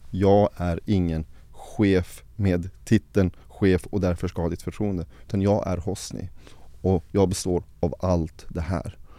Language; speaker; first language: Swedish; early bilingual, other home language; Arabic